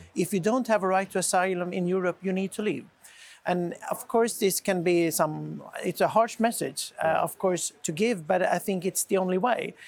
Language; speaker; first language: English; non-native, fluent; Swedish